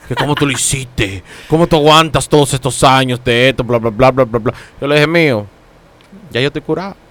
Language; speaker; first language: Spanish; native; Spanish